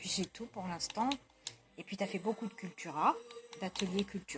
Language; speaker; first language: French; native; French